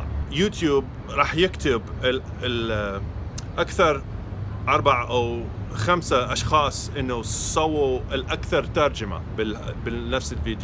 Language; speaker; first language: Arabic; non-native, fluent; English